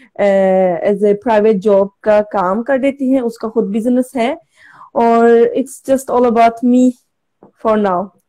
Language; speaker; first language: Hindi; non-native, learner; Turkish